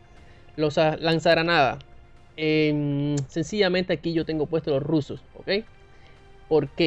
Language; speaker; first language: Spanish; native; Spanish